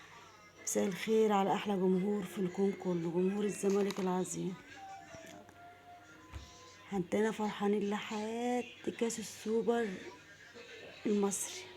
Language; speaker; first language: Arabic; native; Arabic